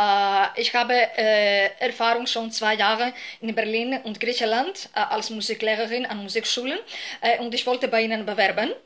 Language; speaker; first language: German; non-native, learner; Greek